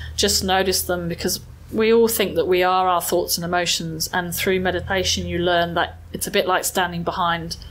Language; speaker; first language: English; native; English